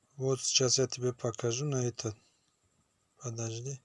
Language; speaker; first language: Russian; non-native, learner; Tajik